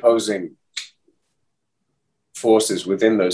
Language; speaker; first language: English; native; English